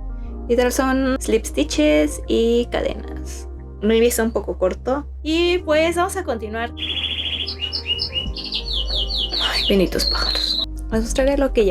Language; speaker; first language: Spanish; native; Spanish